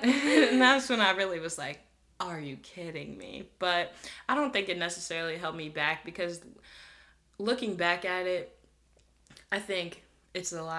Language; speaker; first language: English; native; English